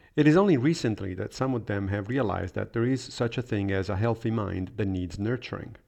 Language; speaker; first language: English; non-native, fluent; Italian